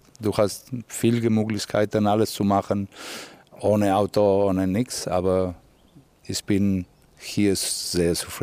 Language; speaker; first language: German; non-native, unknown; Catalan